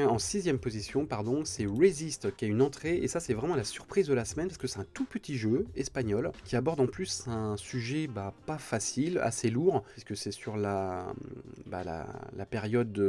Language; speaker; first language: French; native; French